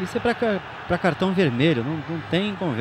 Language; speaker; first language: Portuguese; native; Portuguese